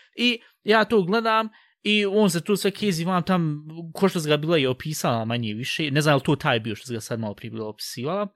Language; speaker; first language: Bosnian; early bilingual, heritage; Bosnian